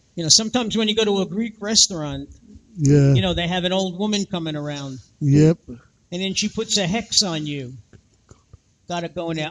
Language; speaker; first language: English; native; English